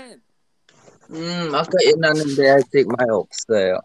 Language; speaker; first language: Korean; non-native, fluent; Chinese